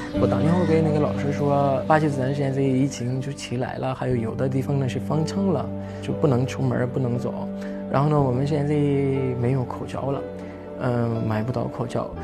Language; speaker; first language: Chinese; non-native, fluent; Urdu